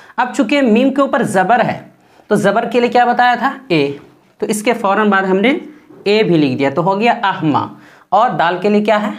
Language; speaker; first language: Urdu; native; Urdu